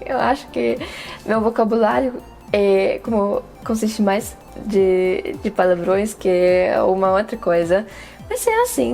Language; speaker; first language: Portuguese; non-native, fluent; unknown